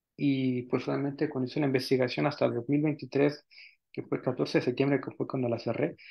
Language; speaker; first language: Spanish; native; Spanish